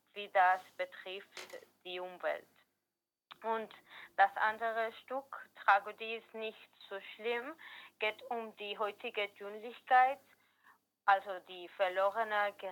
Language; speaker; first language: German; non-native, learner; Spanish